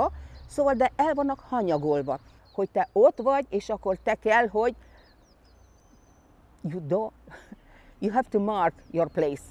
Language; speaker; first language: Hungarian; non-native, local second language; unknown